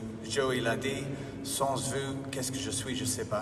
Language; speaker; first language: French; non-native, fluent; English